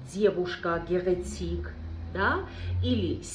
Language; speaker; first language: Russian; non-native, fluent; Armenian